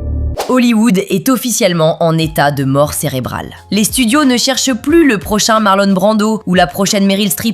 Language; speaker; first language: French; native; French